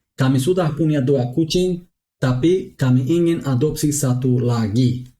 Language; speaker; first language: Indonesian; non-native, learner; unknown